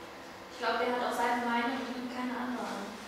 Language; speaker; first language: German; native; German